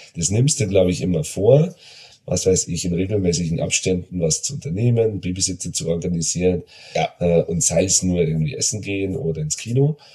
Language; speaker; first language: German; native; German